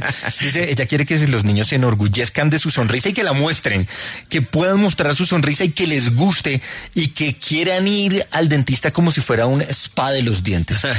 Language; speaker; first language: Spanish; native; Spanish